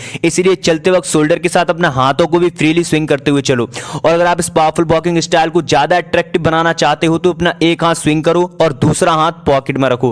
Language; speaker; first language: Hindi; native; Hindi